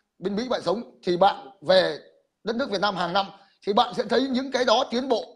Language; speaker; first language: Vietnamese; native; Vietnamese